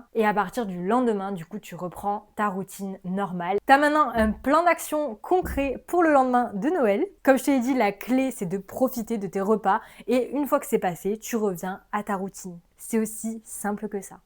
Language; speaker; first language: French; native; French